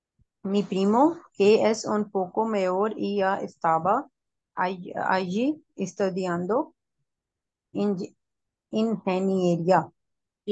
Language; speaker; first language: Spanish; non-native, learner; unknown